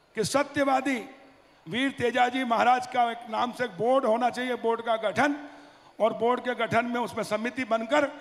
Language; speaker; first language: Hindi; native; Hindi